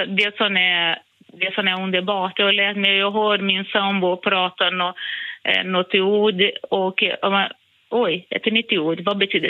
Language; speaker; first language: Swedish; non-native, fluent; Portuguese